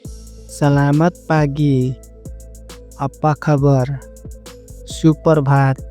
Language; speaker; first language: Indonesian; non-native, learner; Nepali